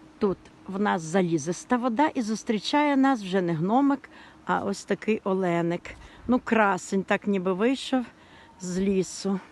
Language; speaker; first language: Ukrainian; native; Ukrainian